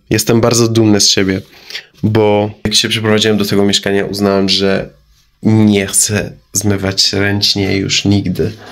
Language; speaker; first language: Polish; non-native, fluent; Persian